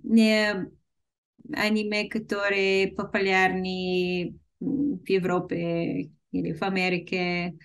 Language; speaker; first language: Russian; non-native, learner; Bulgarian